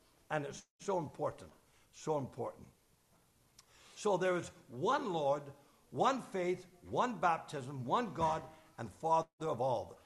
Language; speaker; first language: English; native; English